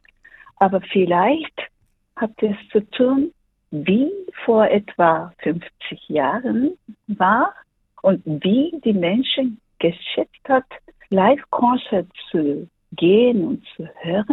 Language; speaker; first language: German; non-native, fluent; Japanese